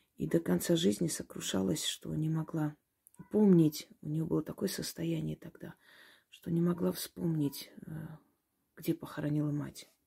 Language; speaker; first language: Russian; non-native, local second language; Armenian